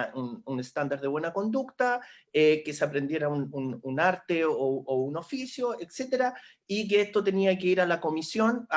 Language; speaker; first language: Spanish; native; Spanish